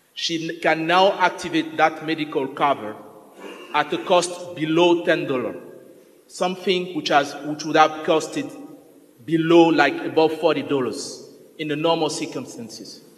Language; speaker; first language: English; non-native, fluent; French